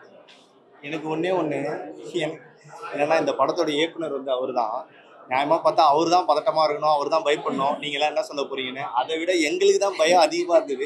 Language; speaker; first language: Tamil; native; Tamil